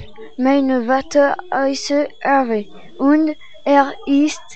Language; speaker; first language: German; non-native, learner; French